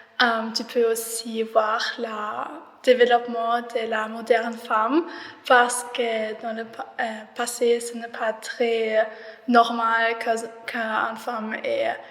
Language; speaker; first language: French; non-native, learner; German